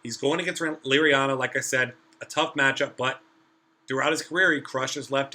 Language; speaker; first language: English; native; English